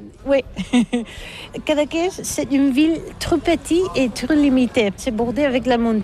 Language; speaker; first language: French; non-native, learner; Catalan